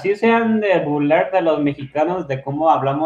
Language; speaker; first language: Spanish; native; Spanish